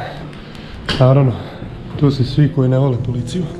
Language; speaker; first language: Croatian; native; Croatian